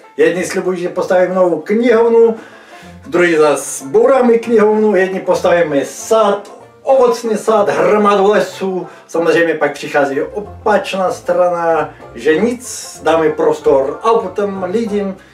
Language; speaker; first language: Czech; non-native, fluent; Russian